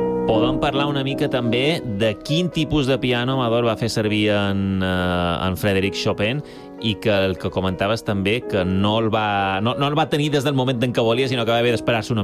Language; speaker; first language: Catalan; native; Catalan